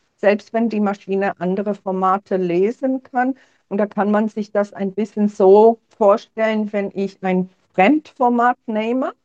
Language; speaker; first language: German; non-native, fluent; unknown